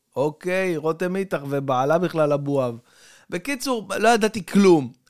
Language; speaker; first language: Hebrew; native; Hebrew